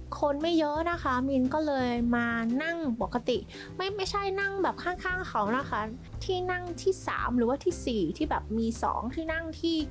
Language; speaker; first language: Thai; non-native, fluent; Vietnamese